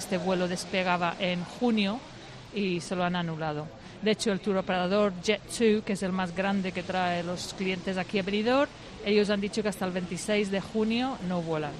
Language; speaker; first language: Spanish; non-native, fluent; English